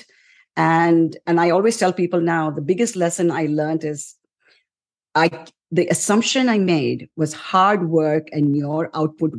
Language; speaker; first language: English; non-native, local second language; Tamil